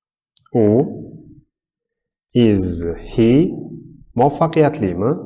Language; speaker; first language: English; non-native, fluent; Uzbek